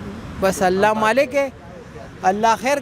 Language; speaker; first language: Hindi; non-native, local second language; Pashto